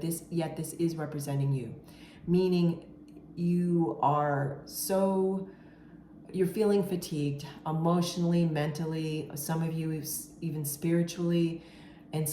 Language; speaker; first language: English; native; English